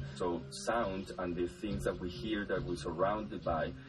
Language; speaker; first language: English; non-native, fluent; Spanish